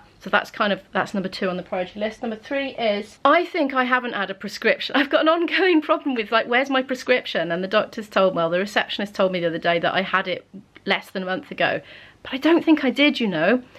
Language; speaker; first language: English; native; English